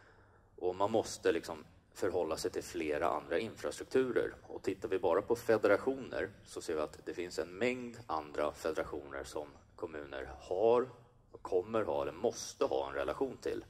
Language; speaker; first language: Swedish; native; Swedish